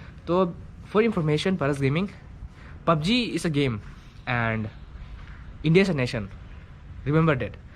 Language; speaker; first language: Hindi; non-native, local second language; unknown